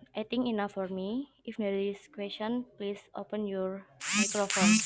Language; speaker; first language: English; non-native, learner; Indonesian